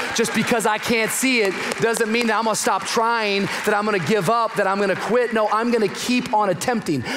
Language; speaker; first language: English; native; English